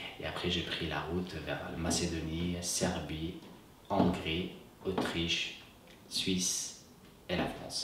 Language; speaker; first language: French; non-native, fluent; Persian